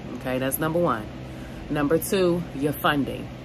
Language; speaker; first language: English; native; English